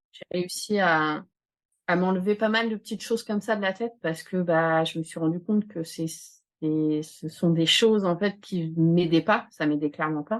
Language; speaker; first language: French; native; French